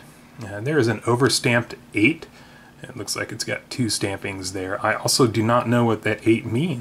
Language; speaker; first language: English; native; English